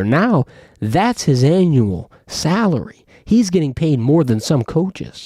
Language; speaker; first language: English; native; English